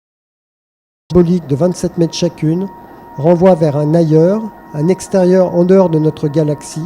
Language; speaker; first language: French; native; French